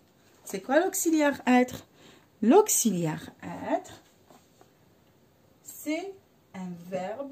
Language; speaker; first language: French; non-native, local second language; Arabic